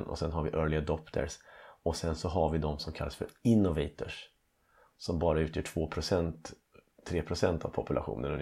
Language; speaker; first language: Swedish; native; Swedish